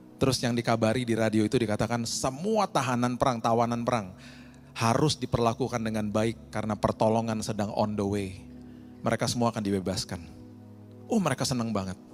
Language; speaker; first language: Indonesian; native; Indonesian